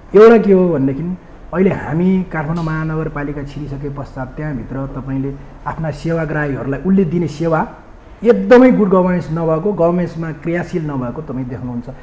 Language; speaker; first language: Nepali; non-native, local second language; Newari